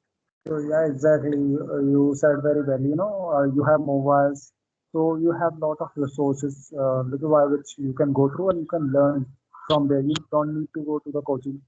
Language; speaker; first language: English; non-native, local second language; Hindi